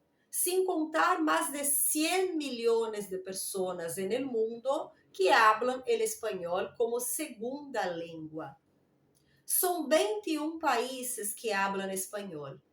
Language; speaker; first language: Spanish; non-native, fluent; Portuguese